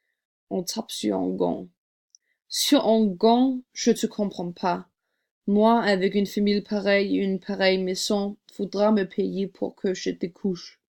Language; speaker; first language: French; non-native, learner; English